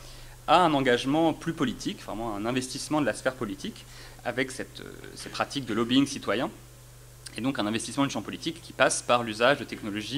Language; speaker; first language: French; native; French